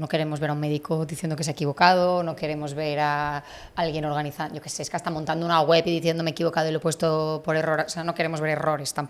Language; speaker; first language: Spanish; native; Spanish